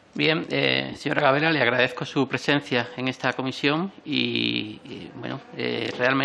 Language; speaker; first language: Spanish; native; Spanish